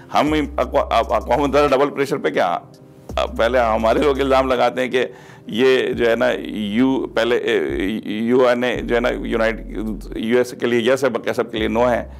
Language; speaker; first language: Urdu; native; Urdu